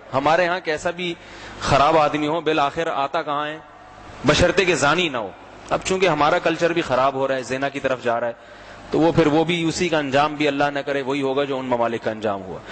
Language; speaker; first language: Urdu; native; Urdu